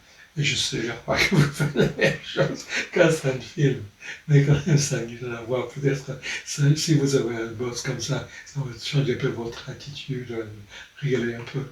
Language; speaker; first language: French; non-native, fluent; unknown